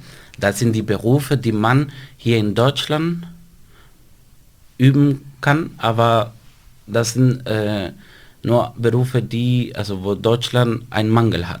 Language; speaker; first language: German; non-native, fluent; Spanish